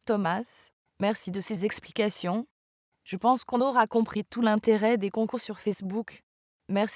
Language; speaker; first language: French; native; French